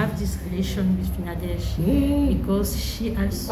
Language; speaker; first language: English; non-native, learner; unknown